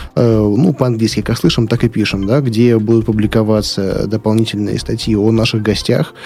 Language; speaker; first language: Russian; native; Russian